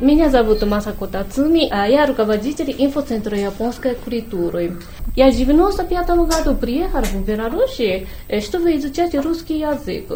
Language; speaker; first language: Russian; non-native, fluent; Japanese